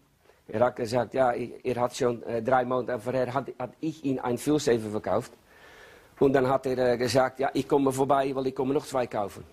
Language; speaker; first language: German; non-native, learner; Dutch